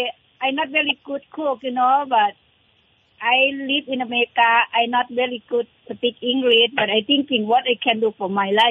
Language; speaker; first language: English; non-native, learner; Thai